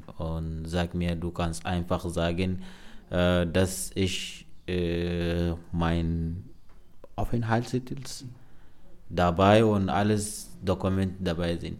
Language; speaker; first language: German; non-native, learner; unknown